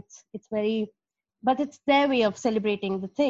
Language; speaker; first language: English; non-native, local second language; Hindi